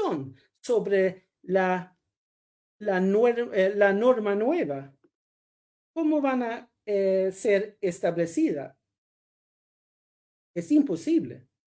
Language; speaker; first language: Spanish; non-native, fluent; Swedish